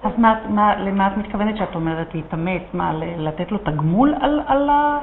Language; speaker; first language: Hebrew; native; Hebrew